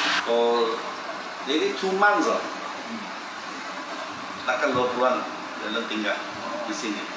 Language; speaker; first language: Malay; non-native, local second language; Chinese